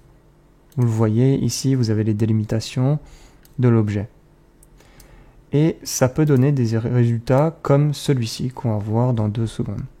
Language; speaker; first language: French; native; French